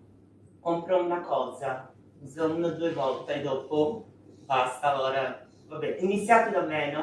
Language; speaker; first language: Italian; non-native, fluent; Portuguese